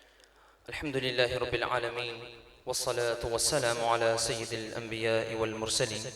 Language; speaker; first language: Arabic; non-native, learner; Urdu